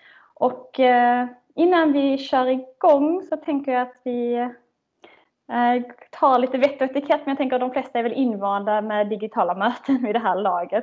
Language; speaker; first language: Swedish; native; Swedish